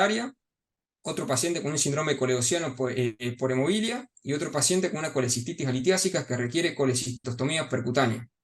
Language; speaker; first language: Spanish; native; Spanish